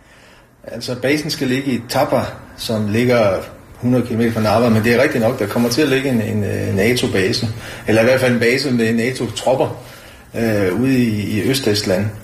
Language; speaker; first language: Danish; native; Danish